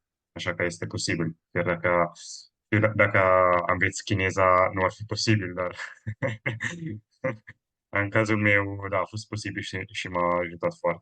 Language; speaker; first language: Romanian; non-native, fluent; Italian